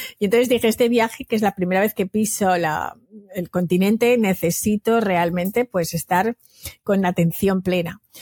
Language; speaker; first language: Spanish; native; Spanish